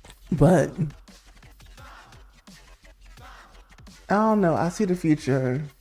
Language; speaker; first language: English; native; English